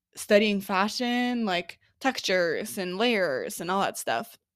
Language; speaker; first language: English; non-native, fluent; Norwegian